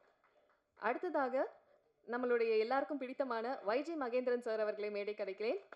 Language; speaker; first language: Tamil; native; Tamil